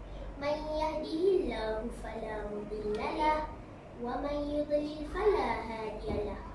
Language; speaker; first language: Arabic; non-native, learner; Malay